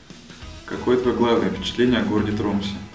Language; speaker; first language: Russian; native; Russian